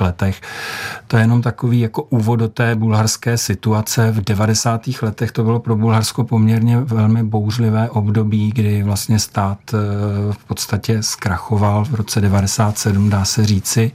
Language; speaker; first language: Czech; native; Czech